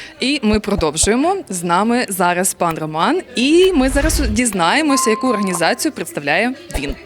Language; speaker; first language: Ukrainian; native; Ukrainian